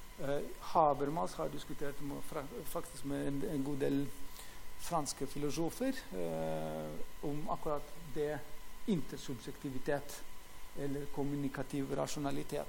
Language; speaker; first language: Norwegian; non-native, fluent; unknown